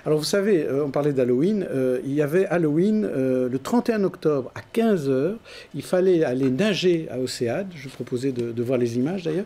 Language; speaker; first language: French; native; French